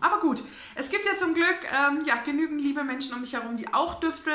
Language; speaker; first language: German; native; German